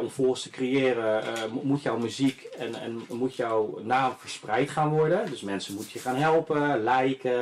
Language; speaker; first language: Dutch; native; Dutch